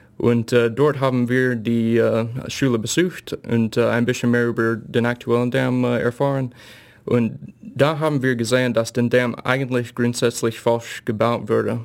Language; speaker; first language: German; non-native, fluent; English